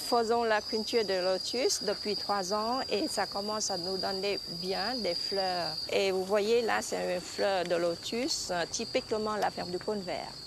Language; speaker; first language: French; non-native, fluent; Vietnamese